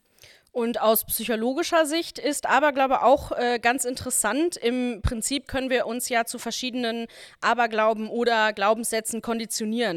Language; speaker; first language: German; native; German